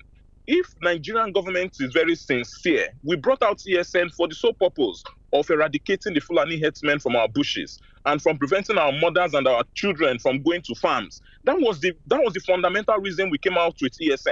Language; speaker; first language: English; non-native, local second language; Igbo